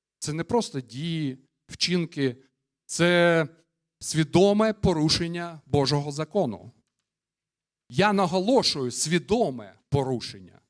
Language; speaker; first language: Ukrainian; non-native, local second language; Russian